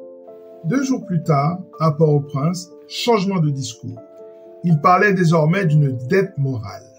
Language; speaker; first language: French; non-native, local second language; Haitian Creole